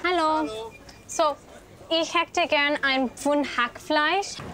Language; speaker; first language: German; non-native, learner; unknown